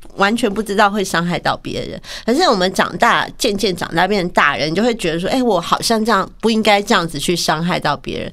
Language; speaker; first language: Chinese; native; Chinese